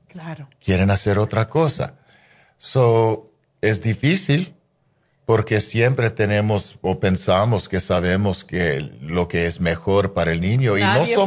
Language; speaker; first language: Spanish; non-native, fluent; English